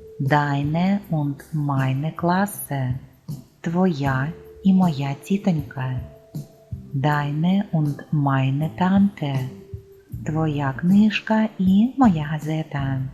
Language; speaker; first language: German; non-native, fluent; Ukrainian